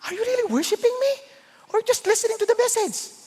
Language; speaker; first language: English; non-native, local second language; Filipino